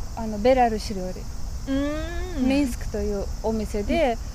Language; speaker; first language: Japanese; non-native, fluent; Romanian